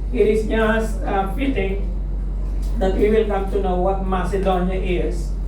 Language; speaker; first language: English; non-native, local second language; Filipino